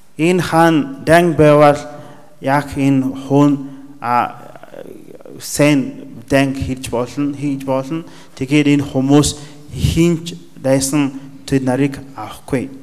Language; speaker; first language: Mongolian; non-native, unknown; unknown